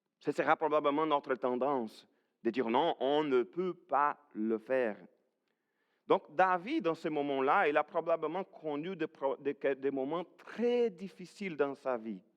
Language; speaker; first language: French; non-native, fluent; Portuguese